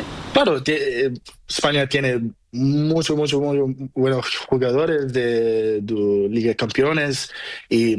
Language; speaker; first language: Spanish; non-native, learner; Portuguese